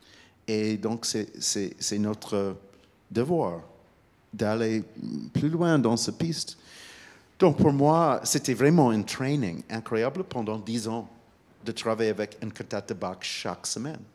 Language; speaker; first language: French; non-native, fluent; English